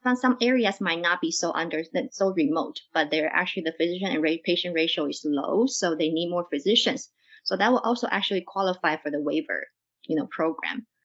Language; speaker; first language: English; non-native, fluent; Chinese